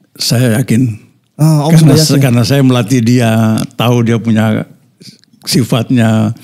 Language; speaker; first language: Indonesian; native; Indonesian